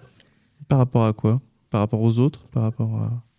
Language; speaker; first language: French; native; French